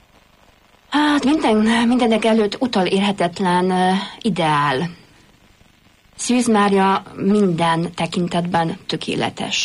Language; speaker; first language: Hungarian; non-native, fluent; Polish